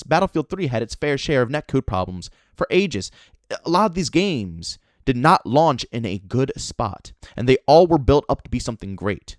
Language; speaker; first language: English; native; English